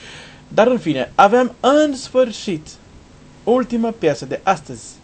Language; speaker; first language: Romanian; non-native, learner; Portuguese